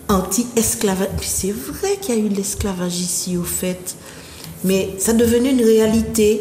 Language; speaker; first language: French; native; French